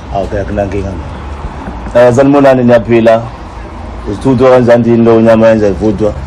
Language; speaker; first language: Zulu; native; Zulu